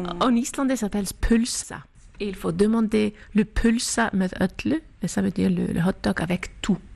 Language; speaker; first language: French; non-native, fluent; Icelandic